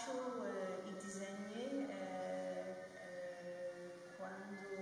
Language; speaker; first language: Italian; non-native, learner; English